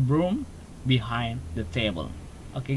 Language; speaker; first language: English; non-native, learner; Indonesian